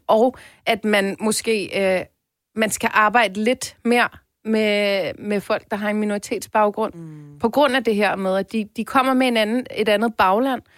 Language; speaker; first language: Danish; early bilingual, other home language; Turkish